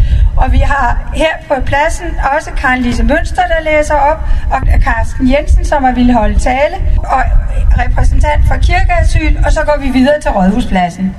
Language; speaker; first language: Danish; native; Danish